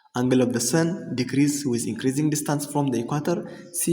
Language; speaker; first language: English; non-native, local second language; Amharic